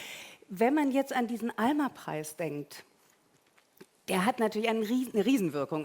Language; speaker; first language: German; native; German